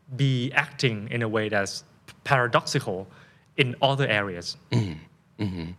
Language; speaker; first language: English; non-native, fluent; Thai